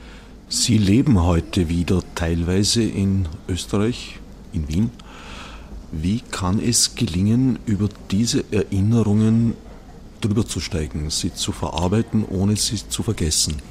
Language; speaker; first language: German; native; German